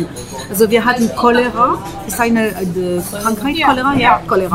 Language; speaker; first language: German; non-native, fluent; French